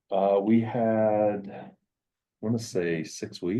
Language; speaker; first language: English; native; English